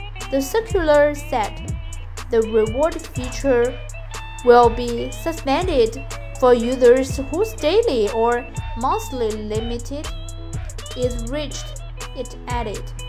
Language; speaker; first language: English; non-native, fluent; Chinese